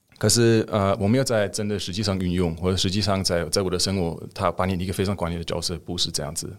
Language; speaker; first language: Chinese; non-native, fluent; German